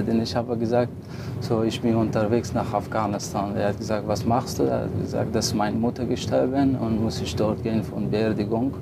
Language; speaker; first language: German; non-native, learner; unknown